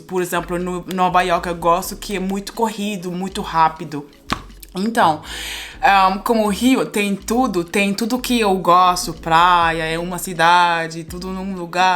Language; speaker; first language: Portuguese; non-native, fluent; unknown